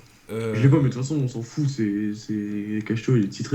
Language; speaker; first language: French; native; French